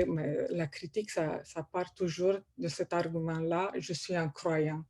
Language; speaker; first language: French; non-native, fluent; Romanian